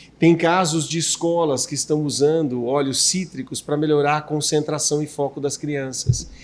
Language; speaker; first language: Portuguese; native; Portuguese